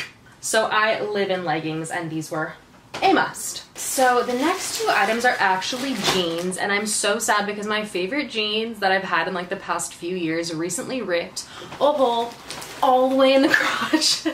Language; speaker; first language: English; native; English